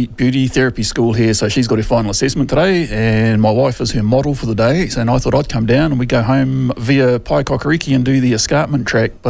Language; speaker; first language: English; native; English